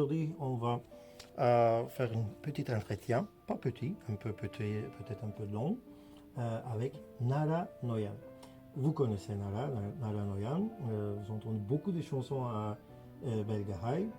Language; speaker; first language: French; non-native, fluent; Armenian